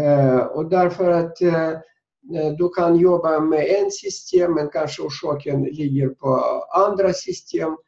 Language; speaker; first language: Swedish; non-native, fluent; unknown